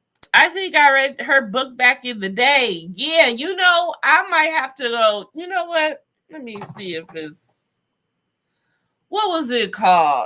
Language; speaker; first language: English; native; English